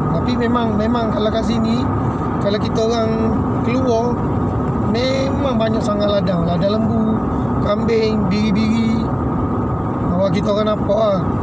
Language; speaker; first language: Malay; native; Malay